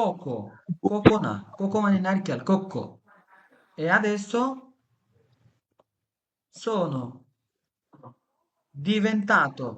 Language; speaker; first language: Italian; non-native, fluent; Bangla